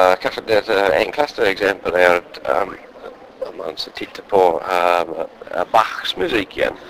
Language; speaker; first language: Swedish; non-native, fluent; English